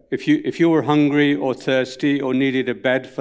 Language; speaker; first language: English; non-native, local second language; Punjabi